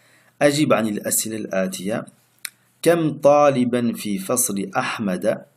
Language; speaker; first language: Arabic; non-native, fluent; French